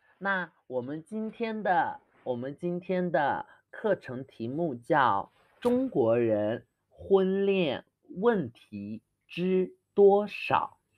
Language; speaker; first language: Chinese; native; Chinese